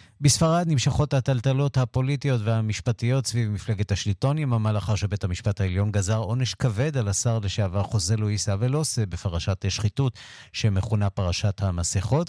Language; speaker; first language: Hebrew; native; Hebrew